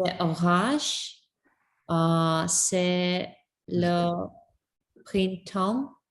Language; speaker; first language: French; non-native, learner; English